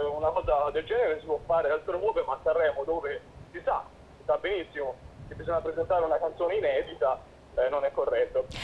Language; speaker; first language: Italian; native; Italian